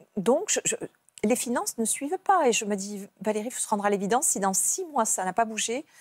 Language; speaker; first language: French; native; French